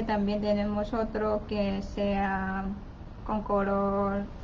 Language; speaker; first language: Spanish; non-native, learner; Chinese